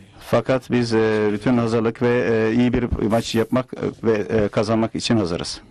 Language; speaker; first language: Turkish; non-native, learner; Portuguese